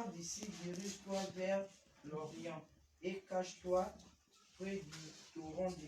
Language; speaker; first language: French; non-native, local second language; Lingala